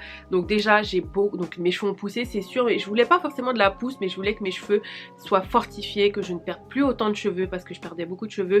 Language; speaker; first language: French; native; French